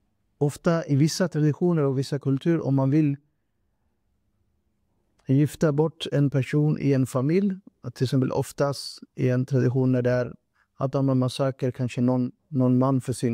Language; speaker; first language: Swedish; non-native, fluent; Urdu